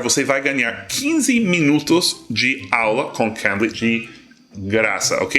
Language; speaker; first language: Portuguese; non-native, fluent; English